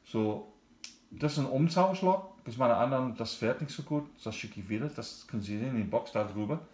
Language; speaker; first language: German; non-native, learner; English